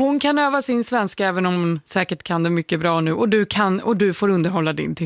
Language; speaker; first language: Swedish; native; Swedish